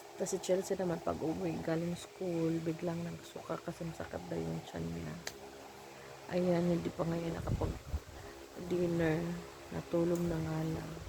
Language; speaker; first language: Filipino; non-native, local second language; Cebuano